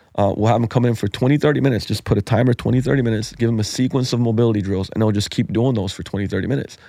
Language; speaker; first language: English; non-native, fluent; Slovenian